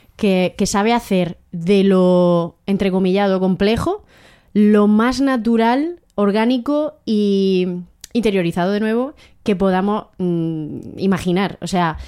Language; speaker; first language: Spanish; native; Spanish